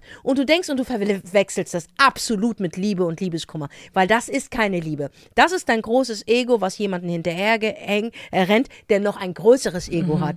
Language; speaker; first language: German; native; German